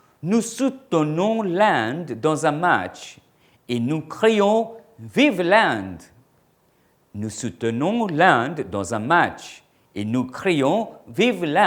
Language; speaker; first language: French; non-native, fluent; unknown